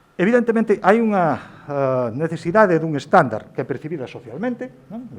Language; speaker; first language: Galician; native; Galician